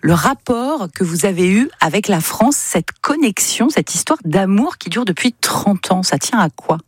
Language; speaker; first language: French; native; French